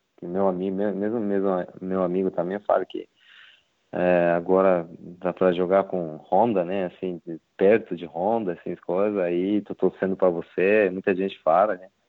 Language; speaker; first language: Portuguese; non-native, learner; Japanese